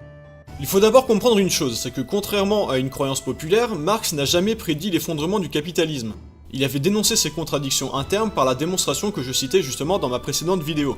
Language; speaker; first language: French; native; French